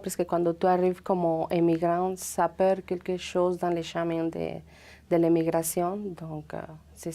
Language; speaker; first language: French; non-native, fluent; Spanish